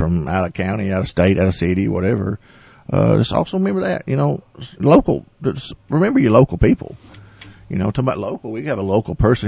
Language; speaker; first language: English; native; English